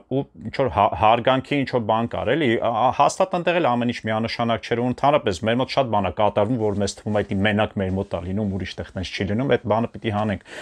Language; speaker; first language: Armenian; native; Armenian